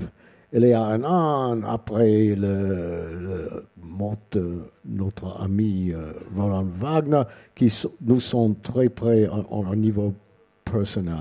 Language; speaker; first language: French; non-native, learner; English